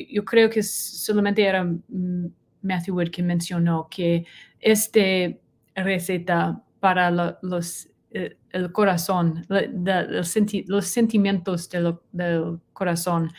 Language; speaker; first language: Spanish; non-native, learner; English